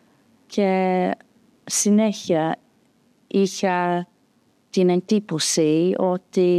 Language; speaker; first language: Greek; non-native, fluent; English